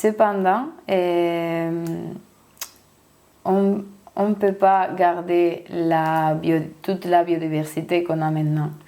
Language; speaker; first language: French; non-native, learner; Spanish